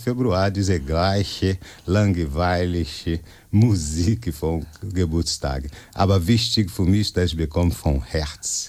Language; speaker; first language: German; non-native, learner; Portuguese